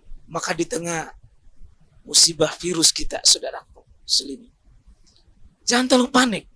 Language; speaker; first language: Indonesian; native; Indonesian